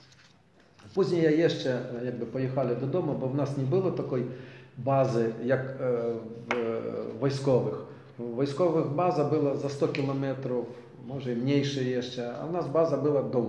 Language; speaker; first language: Polish; non-native, learner; Ukrainian